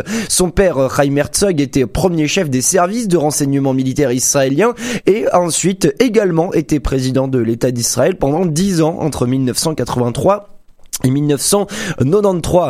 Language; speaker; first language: French; native; French